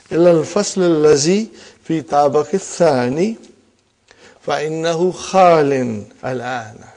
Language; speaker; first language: Arabic; non-native, fluent; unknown